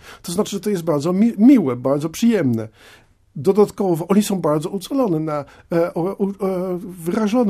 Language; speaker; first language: Polish; non-native, fluent; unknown